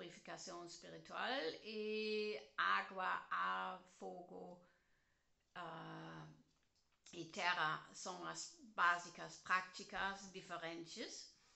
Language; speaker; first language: Portuguese; non-native, learner; German